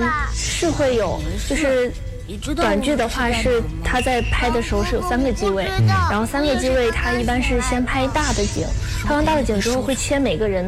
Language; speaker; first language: Chinese; native; Chinese